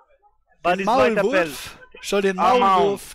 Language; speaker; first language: German; native; German